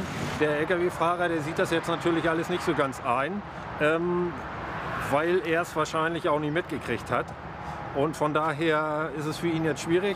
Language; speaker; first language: German; native; German